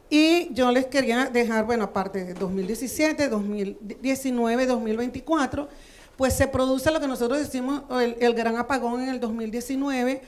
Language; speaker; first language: Spanish; native; Spanish